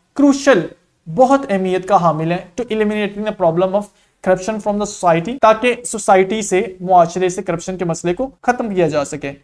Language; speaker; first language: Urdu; non-native, local second language; Punjabi